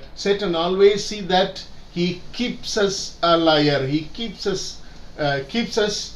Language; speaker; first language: English; non-native, local second language; Tamil